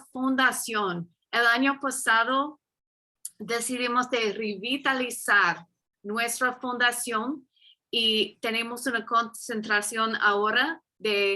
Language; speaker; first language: Spanish; non-native, fluent; English